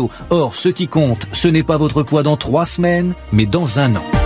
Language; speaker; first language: French; native; French